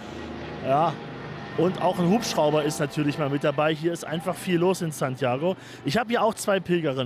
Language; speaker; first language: German; native; German